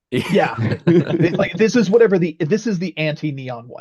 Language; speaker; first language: English; native; English